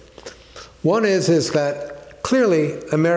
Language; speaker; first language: English; native; English